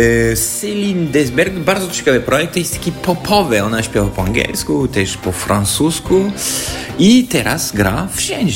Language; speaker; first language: Polish; non-native, fluent; French